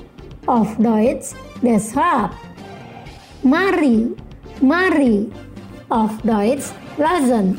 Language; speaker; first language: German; non-native, fluent; Indonesian